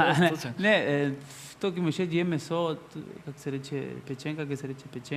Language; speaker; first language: Slovenian; non-native, learner; Spanish